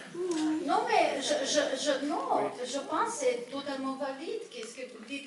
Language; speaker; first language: French; non-native, fluent; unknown